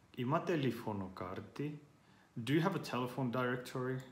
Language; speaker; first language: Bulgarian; non-native, learner; Finnish